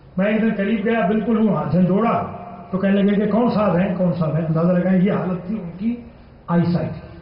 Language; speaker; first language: Urdu; non-native, local second language; Punjabi